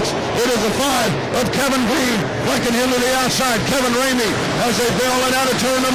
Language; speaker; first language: English; native; English